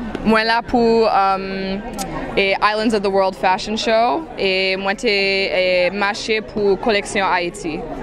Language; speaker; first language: French; native; French